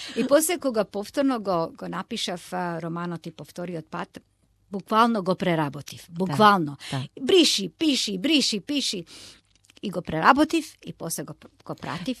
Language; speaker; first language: Macedonian; non-native, local second language; Turkish